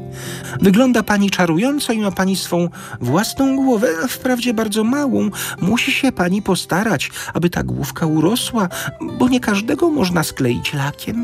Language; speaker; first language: Polish; native; Polish